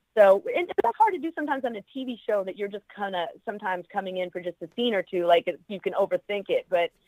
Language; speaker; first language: English; native; English